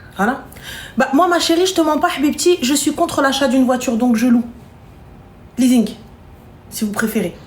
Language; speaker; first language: French; native; French